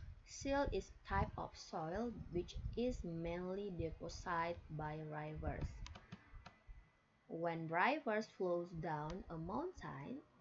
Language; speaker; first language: English; non-native, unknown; Indonesian